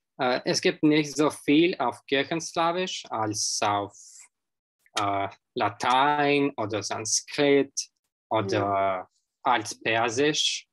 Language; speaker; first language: German; non-native, learner; Russian